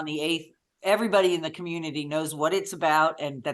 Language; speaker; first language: English; native; English